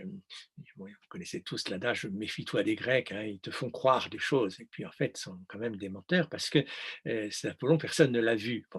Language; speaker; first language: French; native; French